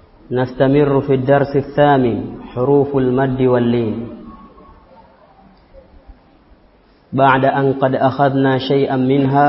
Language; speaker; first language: Arabic; non-native, fluent; Swahili